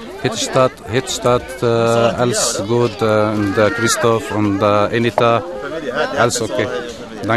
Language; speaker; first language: German; non-native, learner; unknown